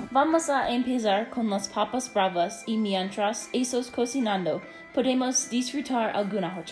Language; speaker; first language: Spanish; non-native, learner; English